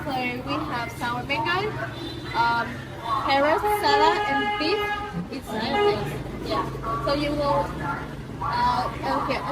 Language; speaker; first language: English; non-native, learner; Vietnamese